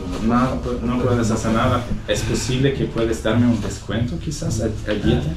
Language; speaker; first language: Spanish; non-native, learner; German